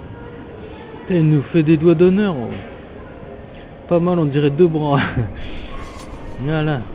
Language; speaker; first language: French; native; French